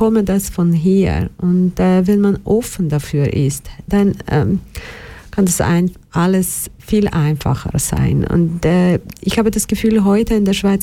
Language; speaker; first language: German; non-native, fluent; Portuguese